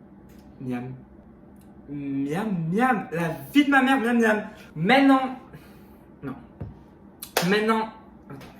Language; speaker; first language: French; native; French